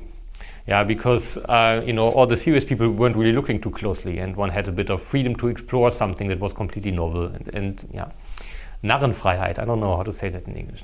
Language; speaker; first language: English; non-native, fluent; German